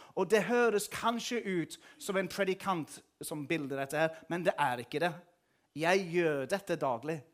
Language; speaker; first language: Norwegian; non-native, fluent; English